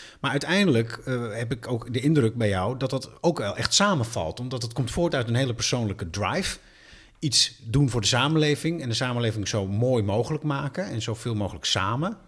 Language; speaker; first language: Dutch; native; Dutch